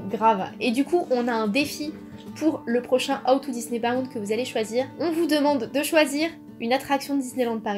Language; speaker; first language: French; native; French